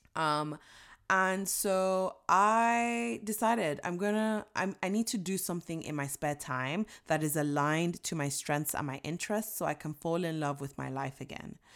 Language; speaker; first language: English; non-native, local second language; Yoruba